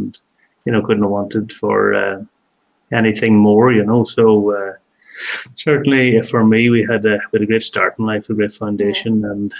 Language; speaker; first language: English; native; English